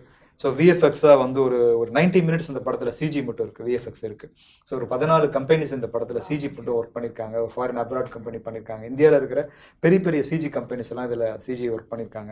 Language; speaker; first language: Tamil; native; Tamil